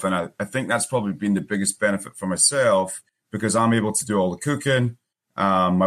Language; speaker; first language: English; native; English